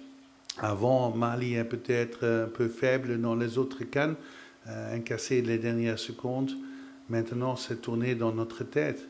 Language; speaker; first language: French; non-native, fluent; Dutch